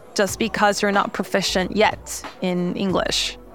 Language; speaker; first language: English; non-native, fluent; Korean